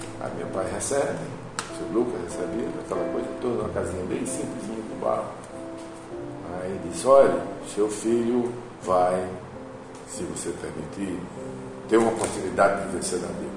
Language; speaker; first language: Portuguese; native; Portuguese